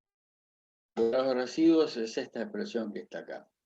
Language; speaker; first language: Spanish; native; Spanish